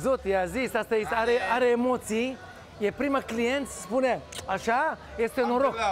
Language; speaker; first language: Romanian; non-native, fluent; Hebrew